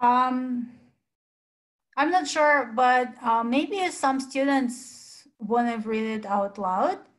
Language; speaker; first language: English; non-native, fluent; Russian